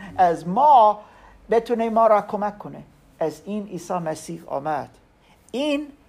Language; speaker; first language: Persian; non-native, learner; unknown